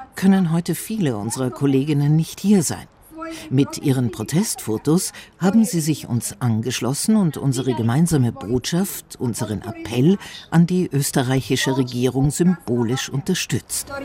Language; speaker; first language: German; non-native, fluent; Slovak